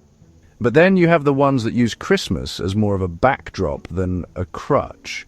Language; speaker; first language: English; native; English